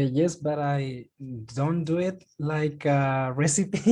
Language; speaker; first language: English; non-native, learner; Spanish